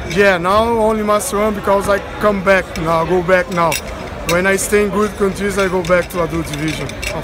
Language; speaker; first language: English; non-native, learner; Portuguese